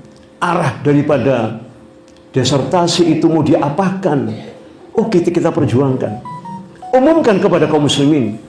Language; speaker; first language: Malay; non-native, local second language; Javanese